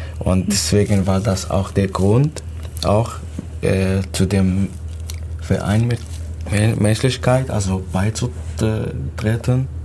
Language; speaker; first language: German; non-native, fluent; Arabic